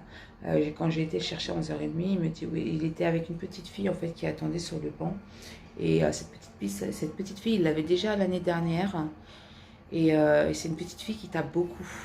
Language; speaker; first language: French; native; French